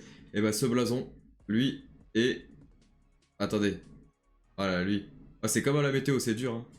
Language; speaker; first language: French; native; French